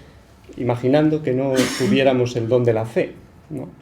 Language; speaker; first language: Spanish; native; Spanish